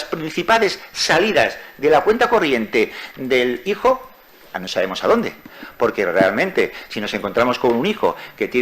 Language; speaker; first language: Spanish; native; Spanish